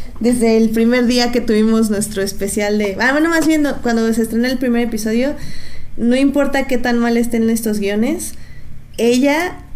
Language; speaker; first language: Spanish; native; Spanish